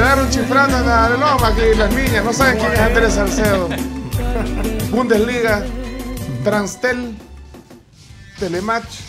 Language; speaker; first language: Spanish; native; Spanish